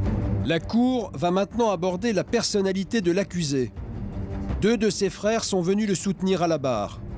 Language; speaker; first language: French; native; French